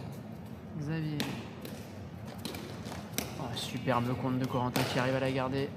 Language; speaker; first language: French; native; French